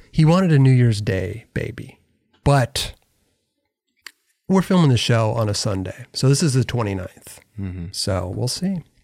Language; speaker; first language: English; native; English